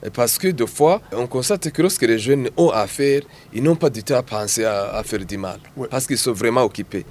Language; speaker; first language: French; non-native, local second language; Rundi